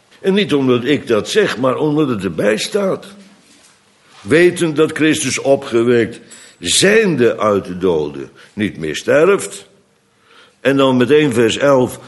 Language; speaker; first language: Dutch; native; Dutch